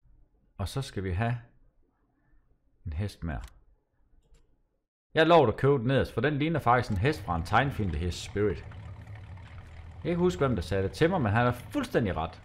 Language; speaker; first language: Danish; native; Danish